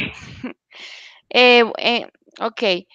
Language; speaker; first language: English; non-native, learner; Spanish